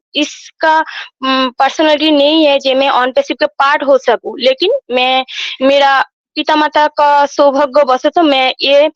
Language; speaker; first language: Hindi; non-native, local second language; Bangla